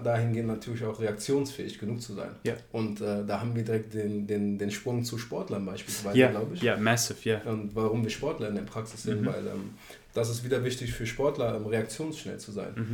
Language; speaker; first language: German; native; German